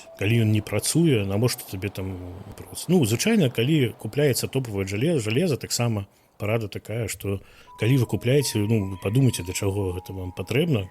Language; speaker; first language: Belarusian; non-native, local second language; Russian